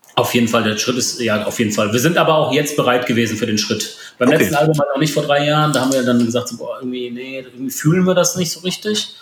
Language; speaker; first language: German; early bilingual, other home language; Polish